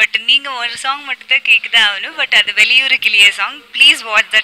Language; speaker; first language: Tamil; non-native, learner; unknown